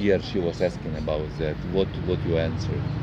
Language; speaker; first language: English; non-native, learner; Russian